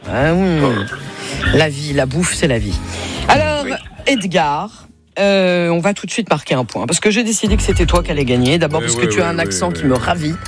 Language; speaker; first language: French; native; French